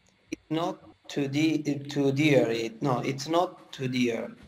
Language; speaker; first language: English; non-native, learner; Italian